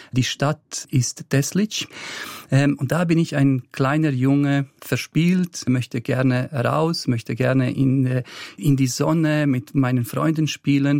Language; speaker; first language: German; early bilingual, other home language; Bosnian